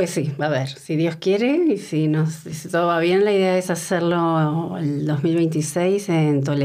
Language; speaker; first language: Spanish; native; Spanish